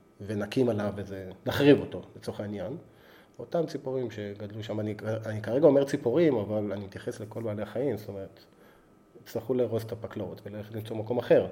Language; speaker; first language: Hebrew; native; Hebrew